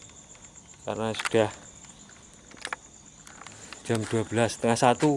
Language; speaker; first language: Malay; non-native, local second language; Javanese